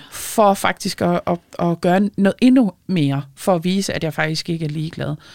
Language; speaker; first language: Danish; early bilingual, other home language; Lithuanian